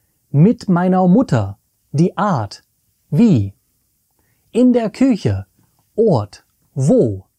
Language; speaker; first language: German; non-native, fluent; English